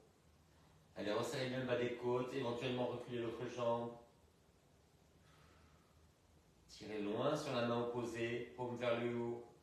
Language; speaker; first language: French; native; French